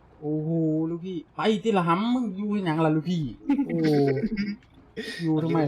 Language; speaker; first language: Thai; native; Thai